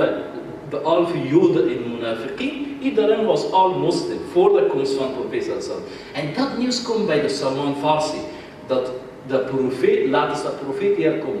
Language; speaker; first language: Dutch; non-native, fluent; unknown